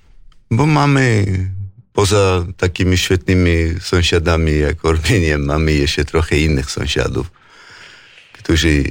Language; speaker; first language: Polish; non-native, fluent; Georgian